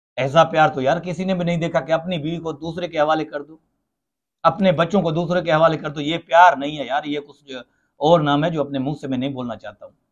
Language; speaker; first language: Urdu; non-native, local second language; Sindhi